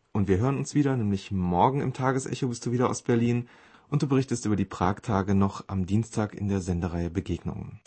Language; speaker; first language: German; native; German